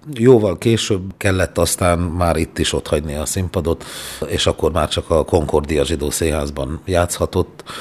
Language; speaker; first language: Hungarian; native; Hungarian